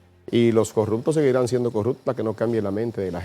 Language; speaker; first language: Spanish; native; Spanish